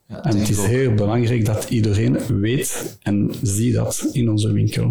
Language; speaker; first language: Dutch; non-native, local second language; French